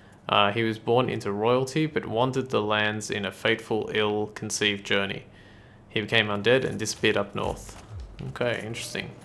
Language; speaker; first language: English; native; English